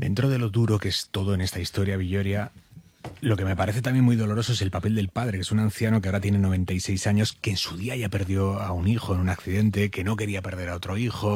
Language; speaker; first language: Spanish; native; Spanish